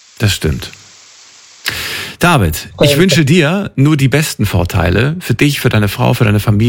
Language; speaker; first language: German; native; German